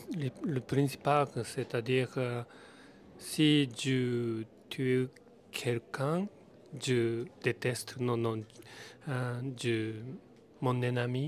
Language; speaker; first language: French; non-native, learner; Japanese